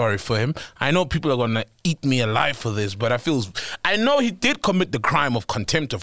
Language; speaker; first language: English; non-native, local second language; Zulu